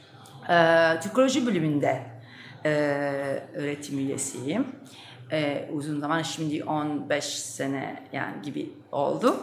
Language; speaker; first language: Turkish; non-native, fluent; Italian